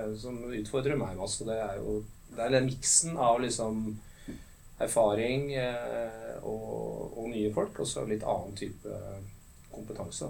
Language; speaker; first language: Norwegian; native; Norwegian